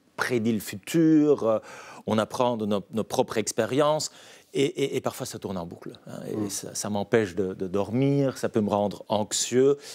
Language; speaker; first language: French; native; French